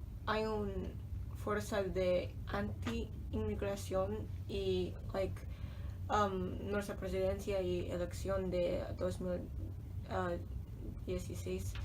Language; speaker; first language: Spanish; non-native, learner; English